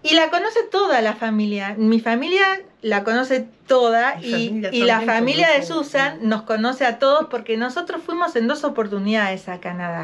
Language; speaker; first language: Spanish; native; Spanish